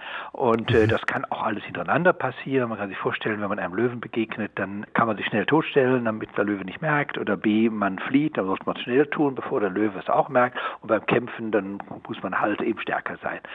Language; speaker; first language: German; native; German